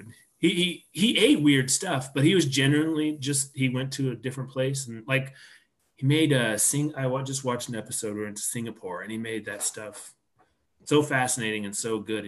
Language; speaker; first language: English; native; English